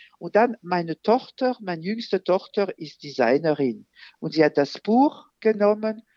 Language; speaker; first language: German; non-native, fluent; French